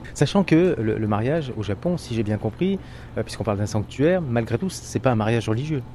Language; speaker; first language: French; native; French